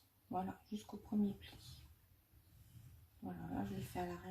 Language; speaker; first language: French; native; French